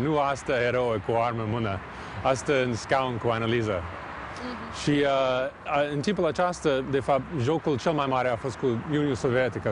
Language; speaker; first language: Romanian; non-native, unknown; English